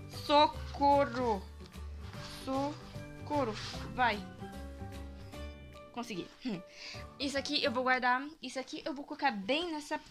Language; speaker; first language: Portuguese; early bilingual, heritage; Portuguese